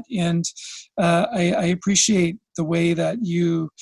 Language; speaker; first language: English; native; English